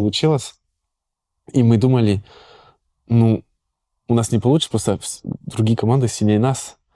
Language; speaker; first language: Russian; early bilingual, heritage; Russian